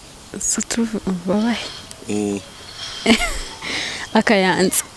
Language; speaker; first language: French; non-native, learner; Rundi